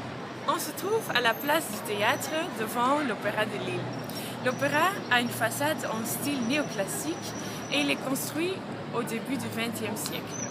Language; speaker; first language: French; non-native, learner; Dutch